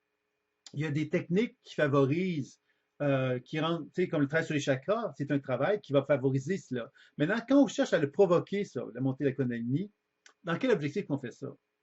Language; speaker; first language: French; native; French